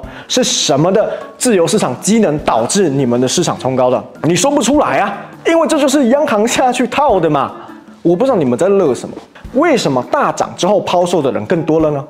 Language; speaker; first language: Chinese; native; Chinese